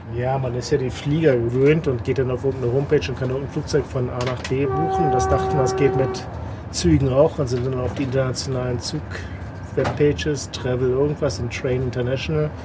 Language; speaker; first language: German; native; German